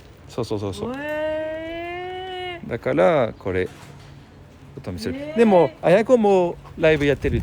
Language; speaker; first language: Japanese; non-native, fluent; French